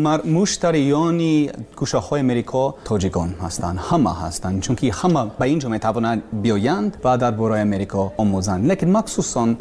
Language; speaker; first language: Persian; non-native, learner; English